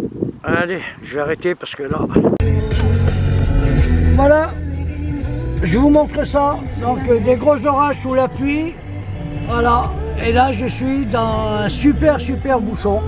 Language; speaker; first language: French; native; French